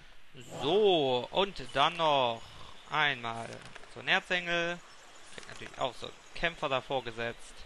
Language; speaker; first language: German; native; German